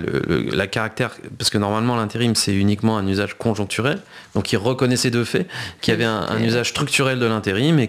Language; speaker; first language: French; native; French